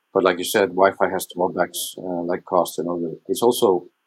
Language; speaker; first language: English; non-native, fluent; Icelandic